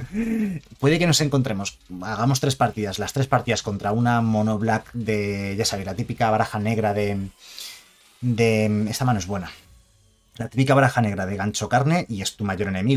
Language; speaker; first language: Spanish; native; Spanish